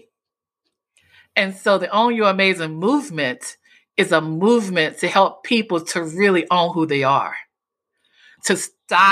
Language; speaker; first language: English; native; English